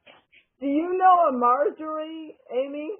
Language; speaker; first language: English; native; English